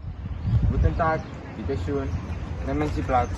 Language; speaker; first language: German; non-native, learner; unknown